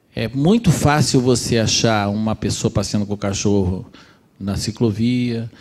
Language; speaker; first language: Portuguese; native; Portuguese